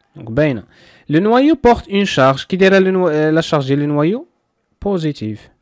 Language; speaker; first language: French; non-native, local second language; Arabic